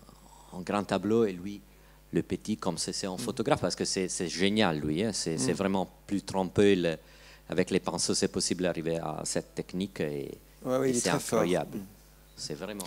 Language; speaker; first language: French; non-native, learner; Italian